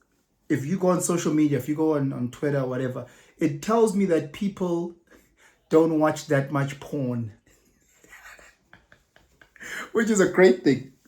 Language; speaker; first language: English; non-native, local second language; Zulu